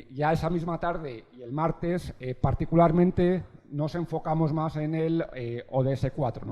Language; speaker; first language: Spanish; native; Spanish